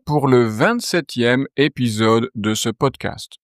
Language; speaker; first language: French; native; French